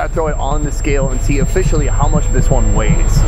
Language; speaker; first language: English; native; English